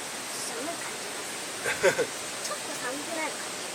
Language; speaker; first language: Japanese; native; Japanese